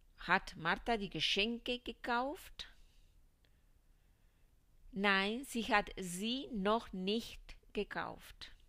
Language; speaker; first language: German; non-native, fluent; Spanish